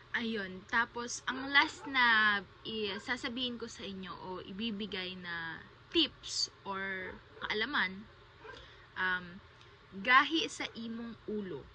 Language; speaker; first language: Filipino; native; Filipino